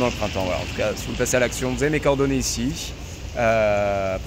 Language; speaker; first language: French; native; French